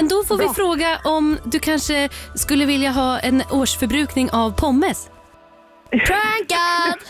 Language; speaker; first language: Swedish; native; Swedish